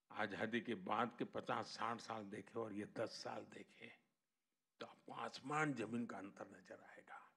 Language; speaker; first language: Hindi; non-native, local second language; Gujarati